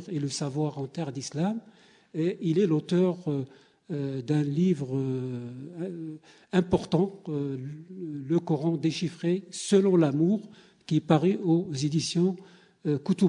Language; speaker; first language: French; native; French